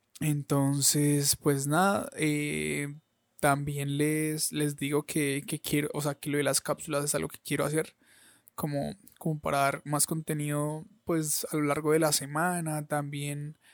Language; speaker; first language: Spanish; native; Spanish